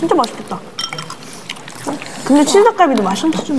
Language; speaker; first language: Korean; native; Korean